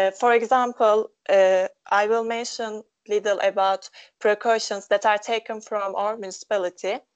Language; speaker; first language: English; non-native, local second language; Turkish